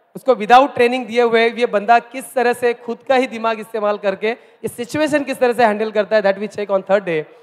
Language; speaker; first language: Hindi; non-native, local second language; Marathi